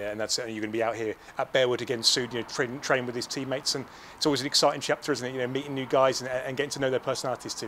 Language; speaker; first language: English; native; English